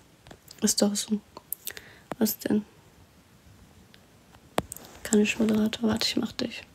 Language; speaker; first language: German; early bilingual, other home language; Arabic